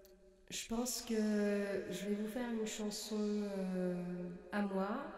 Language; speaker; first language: French; non-native, local second language; Arabic